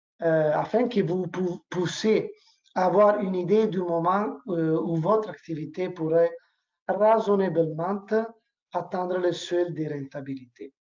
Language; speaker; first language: French; non-native, learner; Italian